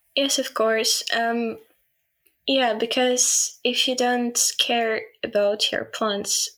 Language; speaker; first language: English; non-native, fluent; Ukrainian